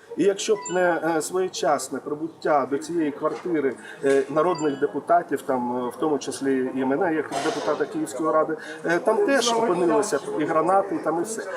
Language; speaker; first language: Ukrainian; non-native, local second language; Russian